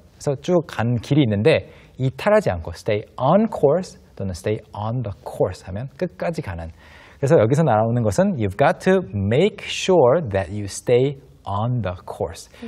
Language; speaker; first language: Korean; native; Korean